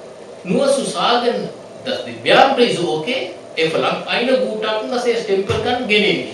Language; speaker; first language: German; non-native, learner; Sinhala